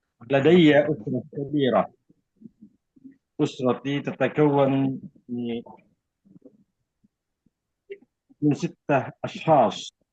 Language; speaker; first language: Arabic; non-native, learner; Indonesian